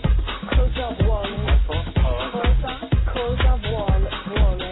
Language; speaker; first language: Italian; non-native, learner; English